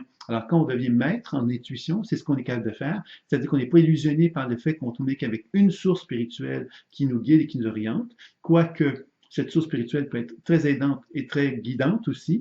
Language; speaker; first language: French; native; French